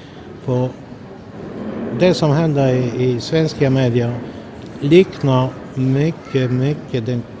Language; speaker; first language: Swedish; non-native, fluent; Polish